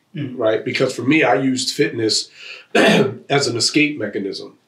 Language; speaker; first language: English; native; English